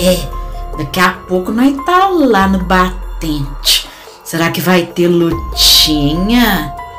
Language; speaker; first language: Portuguese; native; Portuguese